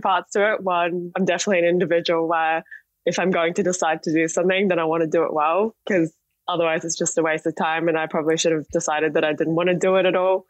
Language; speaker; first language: English; native; English